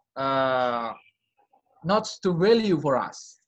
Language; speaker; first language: English; non-native, learner; Indonesian